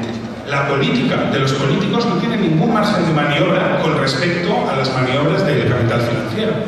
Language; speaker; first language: Spanish; native; Spanish